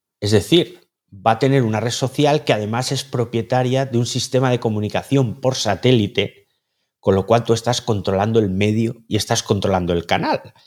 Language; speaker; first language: Spanish; native; Spanish